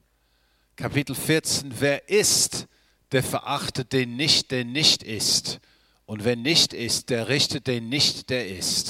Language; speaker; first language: German; non-native, fluent; English